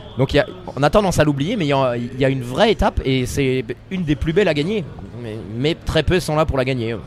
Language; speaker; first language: French; native; French